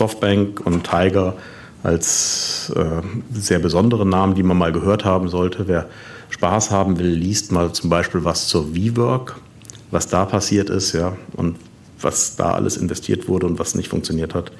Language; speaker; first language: German; native; German